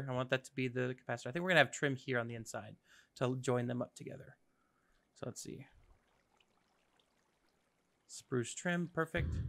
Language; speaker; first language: English; native; English